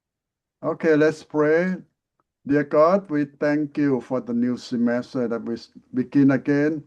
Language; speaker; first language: English; non-native, fluent; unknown